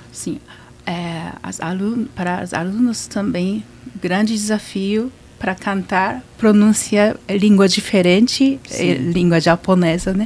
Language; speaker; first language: Portuguese; non-native, learner; Japanese